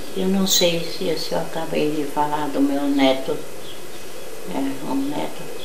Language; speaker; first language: Portuguese; early bilingual, other home language; German